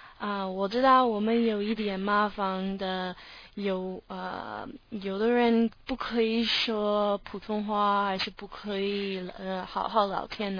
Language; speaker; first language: Chinese; non-native, learner; English